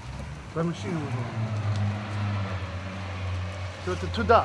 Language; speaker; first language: Russian; non-native, learner; English